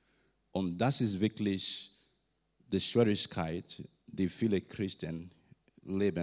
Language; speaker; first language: German; non-native, learner; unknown